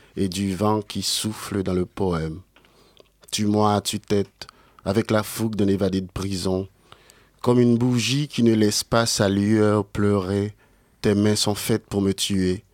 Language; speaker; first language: French; native; French